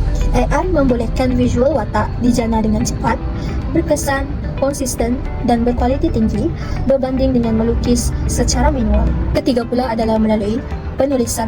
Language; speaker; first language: Malay; native; Malay